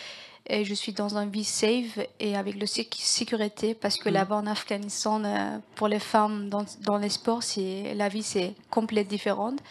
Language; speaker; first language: French; non-native, learner; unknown